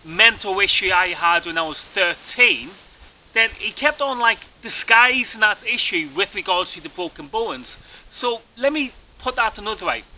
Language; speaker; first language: English; native; English